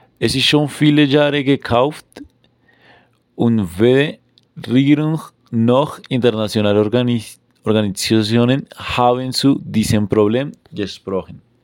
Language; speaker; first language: German; non-native, learner; Spanish